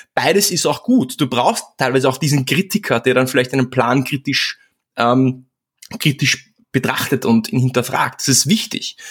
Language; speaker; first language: German; early bilingual, other home language; Czech